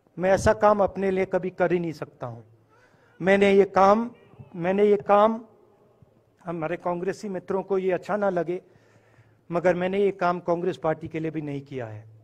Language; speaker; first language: Hindi; native; Hindi